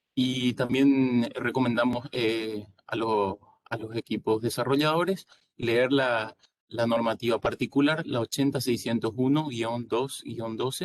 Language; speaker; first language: Spanish; native; Spanish